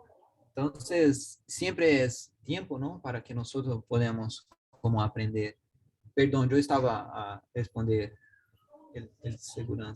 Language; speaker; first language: Spanish; non-native, learner; Portuguese